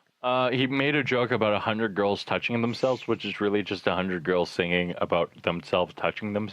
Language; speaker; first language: English; native; English